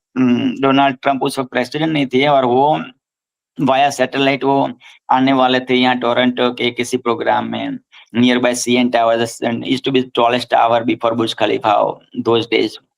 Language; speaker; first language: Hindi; non-native, local second language; Gujarati